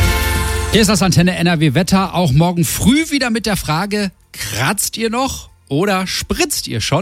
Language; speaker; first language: German; native; German